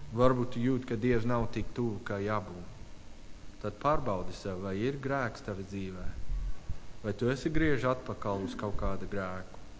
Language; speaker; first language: Latvian; non-native, learner; English